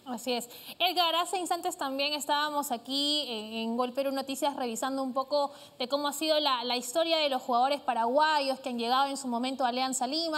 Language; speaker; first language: Spanish; native; Spanish